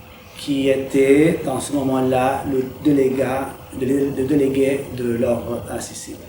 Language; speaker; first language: French; non-native, fluent; Spanish